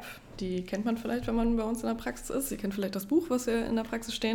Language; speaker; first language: German; native; German